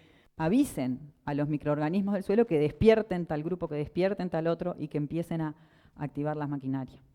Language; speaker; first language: Spanish; native; Spanish